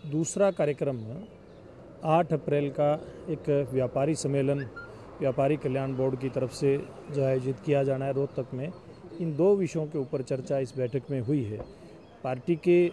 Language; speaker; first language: Hindi; native; Hindi